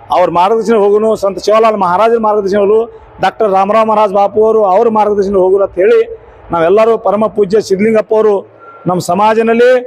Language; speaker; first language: Kannada; non-native, local second language; Lambadi